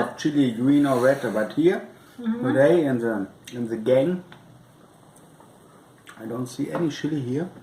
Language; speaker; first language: English; non-native, fluent; German